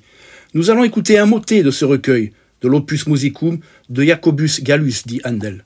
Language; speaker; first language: French; native; French